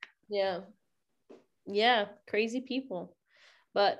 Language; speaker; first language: English; non-native, fluent; Portuguese